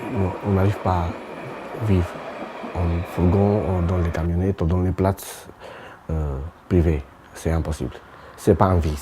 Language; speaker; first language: French; non-native, local second language; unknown